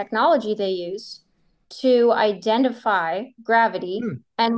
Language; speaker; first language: English; native; English